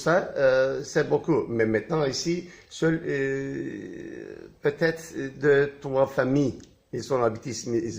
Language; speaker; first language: French; non-native, learner; Turkish